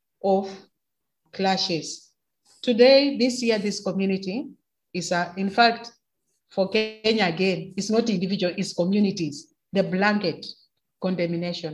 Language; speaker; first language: English; non-native, local second language; Luyia